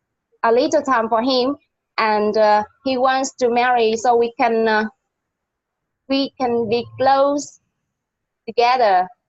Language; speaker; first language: English; non-native, learner; Vietnamese